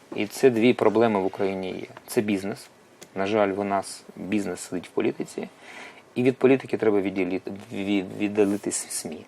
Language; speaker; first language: Ukrainian; non-native, local second language; Russian